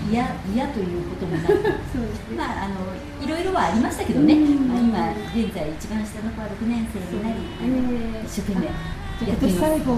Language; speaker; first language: Japanese; native; Japanese